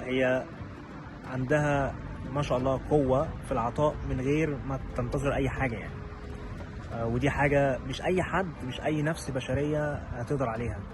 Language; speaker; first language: Arabic; native; Arabic